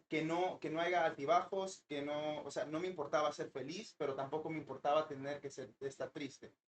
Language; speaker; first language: Spanish; early bilingual, heritage; Spanish